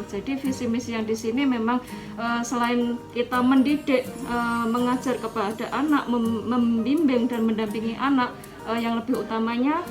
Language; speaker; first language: Indonesian; native; Indonesian